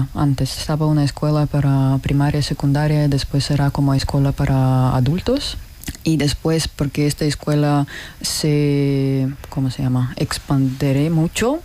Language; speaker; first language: Spanish; non-native, learner; Russian